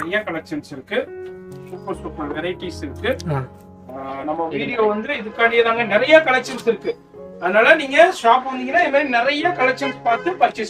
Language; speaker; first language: Tamil; native; Tamil